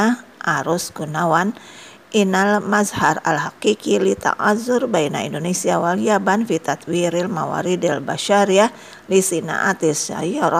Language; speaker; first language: Arabic; non-native, fluent; Indonesian